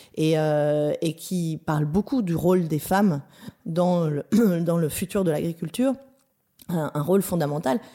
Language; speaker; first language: French; native; French